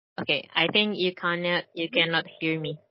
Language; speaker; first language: English; non-native, learner; Indonesian